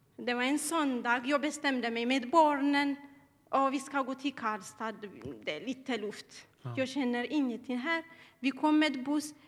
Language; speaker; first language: Swedish; non-native, learner; Tigrinya